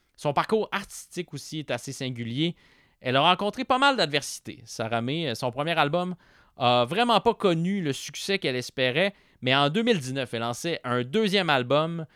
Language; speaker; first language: French; native; French